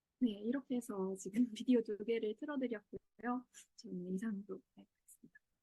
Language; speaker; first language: Korean; native; Korean